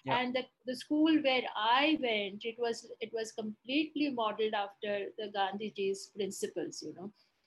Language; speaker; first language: English; non-native, local second language; Bangla